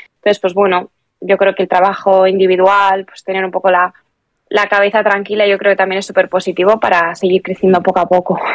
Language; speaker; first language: Spanish; native; Spanish